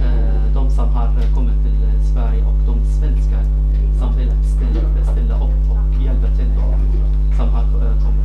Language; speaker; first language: Swedish; non-native, fluent; Arabic